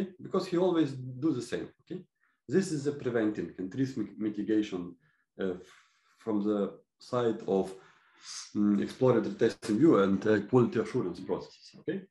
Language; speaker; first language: English; non-native, fluent; Ukrainian